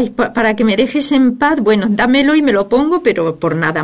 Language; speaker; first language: Spanish; native; Spanish